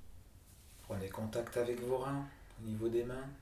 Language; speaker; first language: French; native; French